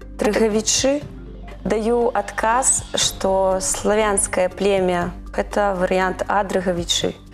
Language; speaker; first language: Belarusian; non-native, local second language; Russian